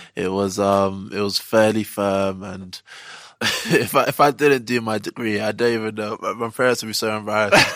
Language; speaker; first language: English; early bilingual, other home language; Yoruba